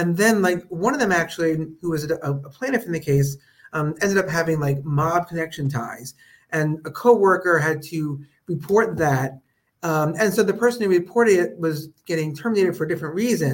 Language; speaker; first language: English; native; English